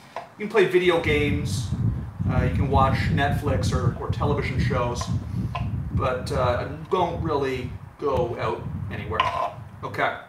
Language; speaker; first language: English; native; English